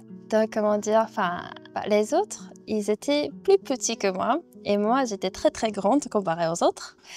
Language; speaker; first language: French; non-native, fluent; Japanese